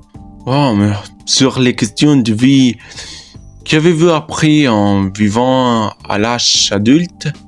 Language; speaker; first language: French; non-native, learner; Spanish